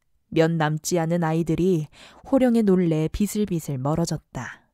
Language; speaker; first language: Korean; native; Korean